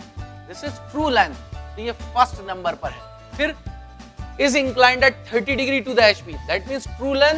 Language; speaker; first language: Hindi; native; Hindi